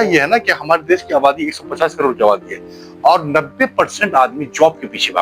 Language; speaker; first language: Hindi; native; Hindi